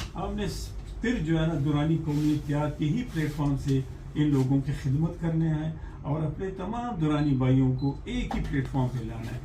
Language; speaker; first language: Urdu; non-native, local second language; Pashto